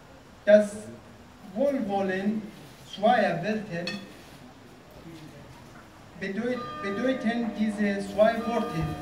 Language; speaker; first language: German; non-native, fluent; Persian